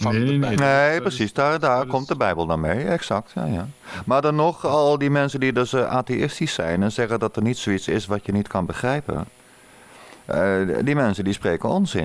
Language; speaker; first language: Dutch; native; Dutch